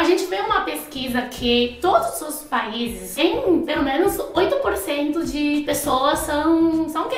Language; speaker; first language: Portuguese; non-native, fluent; Chinese